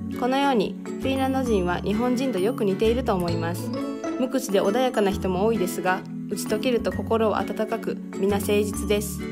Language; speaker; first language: Japanese; native; Japanese